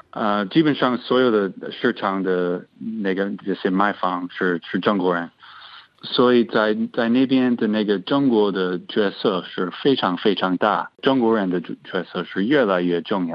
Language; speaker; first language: Chinese; non-native, fluent; English